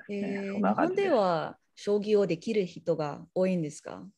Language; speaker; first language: Japanese; non-native, learner; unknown